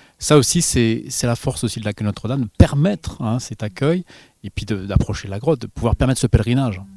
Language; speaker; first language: French; native; French